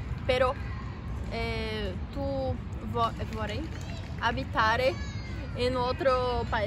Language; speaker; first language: Italian; non-native, learner; Portuguese